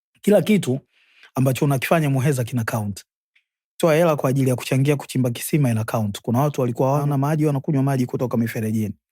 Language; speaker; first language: Swahili; native; Swahili